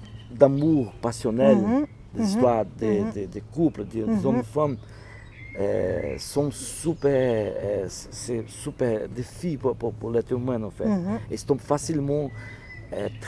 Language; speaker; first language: French; non-native, learner; Portuguese